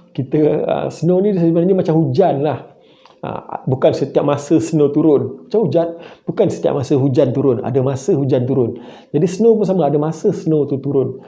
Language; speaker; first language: Malay; native; Malay